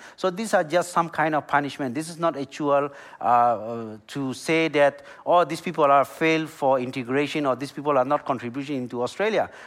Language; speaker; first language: English; non-native, learner; Burmese